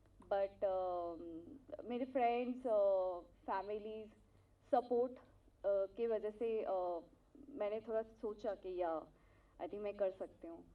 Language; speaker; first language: Hindi; non-native, local second language; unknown